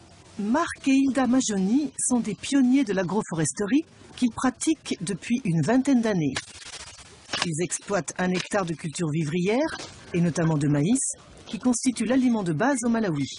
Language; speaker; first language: French; native; French